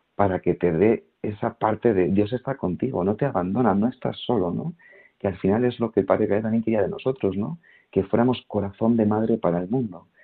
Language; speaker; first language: Spanish; native; Spanish